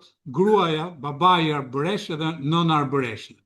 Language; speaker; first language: Albanian; native; Albanian